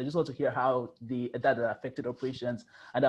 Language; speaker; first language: English; non-native, local second language; Yoruba